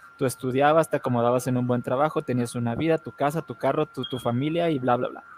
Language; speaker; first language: Spanish; native; Spanish